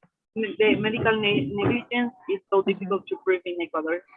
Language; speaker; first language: English; non-native, learner; Spanish